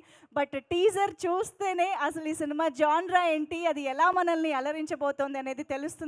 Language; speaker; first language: Telugu; native; Telugu